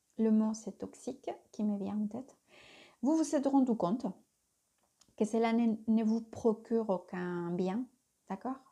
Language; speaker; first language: French; non-native, fluent; Spanish